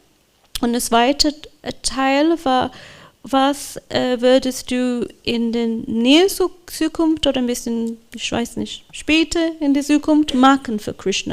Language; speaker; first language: German; non-native, fluent; English